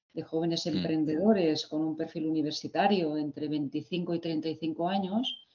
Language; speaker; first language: Spanish; native; Spanish